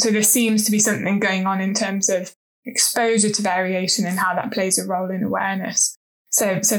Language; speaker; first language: English; native; English